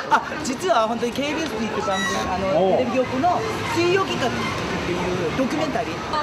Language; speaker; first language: Japanese; non-native, fluent; Korean